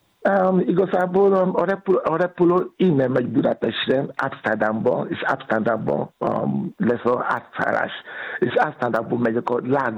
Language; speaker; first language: Hungarian; non-native, fluent; Yoruba